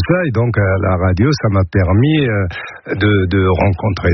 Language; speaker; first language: French; non-native, local second language; Arabic